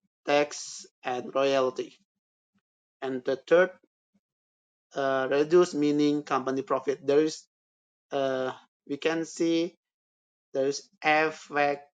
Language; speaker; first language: English; non-native, learner; Indonesian